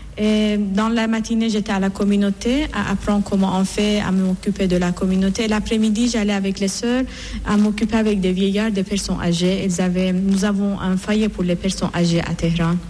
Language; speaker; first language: French; non-native, fluent; Persian